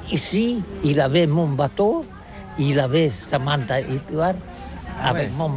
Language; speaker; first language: French; non-native, learner; Catalan